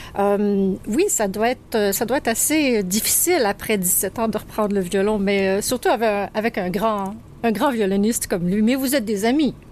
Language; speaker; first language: French; native; French